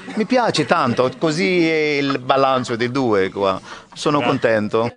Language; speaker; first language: Italian; non-native, learner; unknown